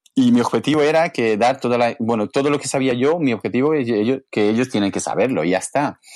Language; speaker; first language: Spanish; non-native, fluent; English